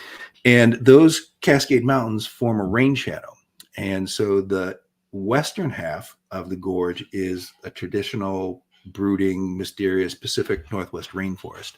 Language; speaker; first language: English; native; English